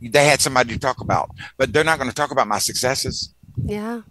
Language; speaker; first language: English; native; English